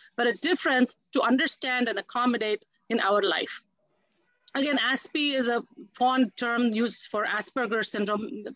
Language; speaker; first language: English; non-native, local second language; Tamil